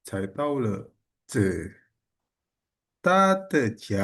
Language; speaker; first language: Chinese; non-native, learner; Indonesian